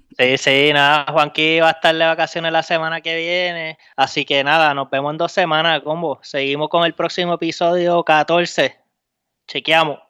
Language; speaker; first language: Spanish; native; Spanish